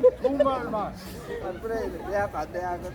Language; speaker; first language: Korean; non-native, learner; Nepali